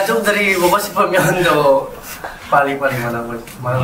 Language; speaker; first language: Korean; non-native, learner; Indonesian